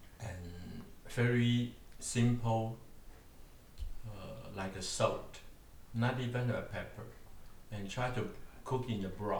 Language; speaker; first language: English; non-native, learner; Chinese